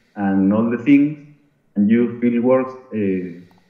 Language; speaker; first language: English; non-native, learner; Spanish